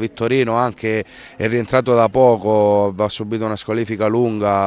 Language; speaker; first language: Italian; native; Italian